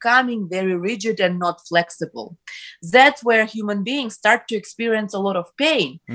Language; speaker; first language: English; non-native, fluent; Ukrainian